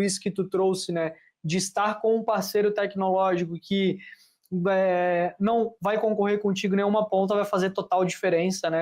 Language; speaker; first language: Portuguese; native; Portuguese